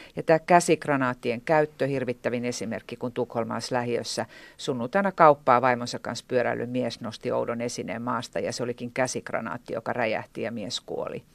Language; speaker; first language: Finnish; native; Finnish